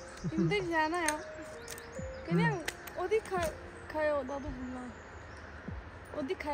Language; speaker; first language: Korean; non-native, learner; Turkish